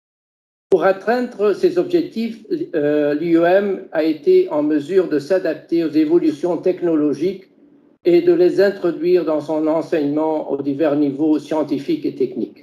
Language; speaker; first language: French; non-native, fluent; Portuguese